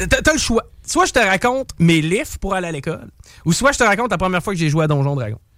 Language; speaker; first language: French; native; French